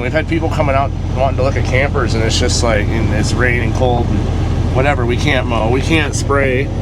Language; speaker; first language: English; native; English